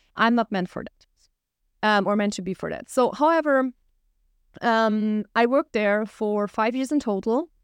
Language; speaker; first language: English; non-native, fluent; German